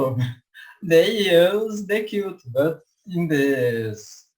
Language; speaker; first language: English; non-native, learner; Portuguese